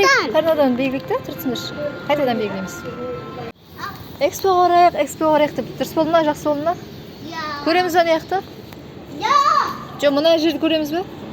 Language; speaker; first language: Kazakh; native; Kazakh